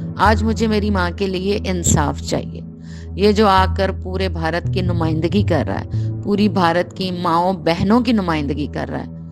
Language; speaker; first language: Urdu; native; Urdu